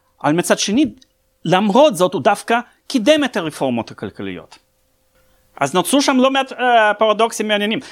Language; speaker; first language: Hebrew; non-native, fluent; Russian